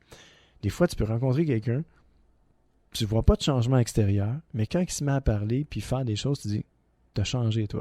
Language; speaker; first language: French; native; French